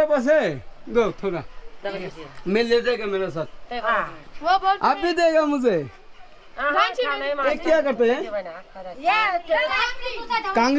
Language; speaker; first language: Hindi; non-native, learner; Bangla